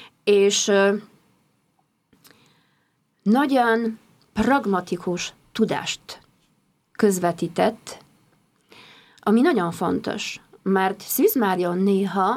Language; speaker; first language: Hungarian; non-native, fluent; Polish